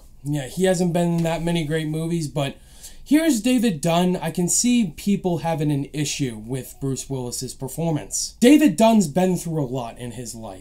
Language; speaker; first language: English; native; English